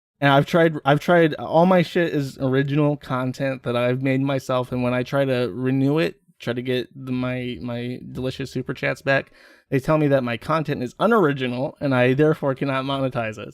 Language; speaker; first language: English; native; English